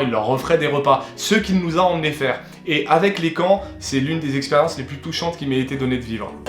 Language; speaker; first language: French; native; French